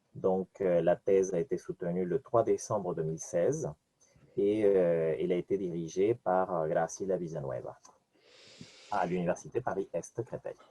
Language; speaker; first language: French; non-native, fluent; Spanish